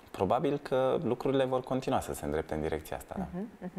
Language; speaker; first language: Romanian; native; Romanian